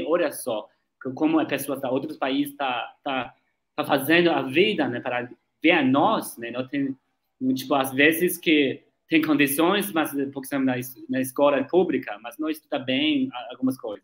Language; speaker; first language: Portuguese; non-native, learner; Chinese